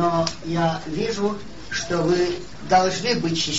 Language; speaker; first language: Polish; non-native, learner; Russian